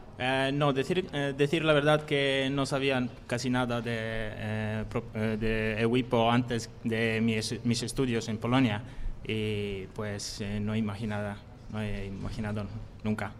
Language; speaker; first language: Spanish; non-native, learner; Polish